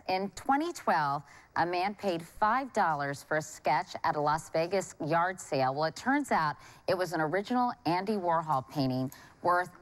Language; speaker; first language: English; native; English